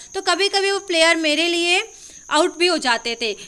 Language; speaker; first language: Hindi; non-native, local second language; Marathi